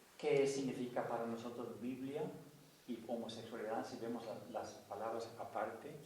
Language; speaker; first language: Spanish; non-native, fluent; Danish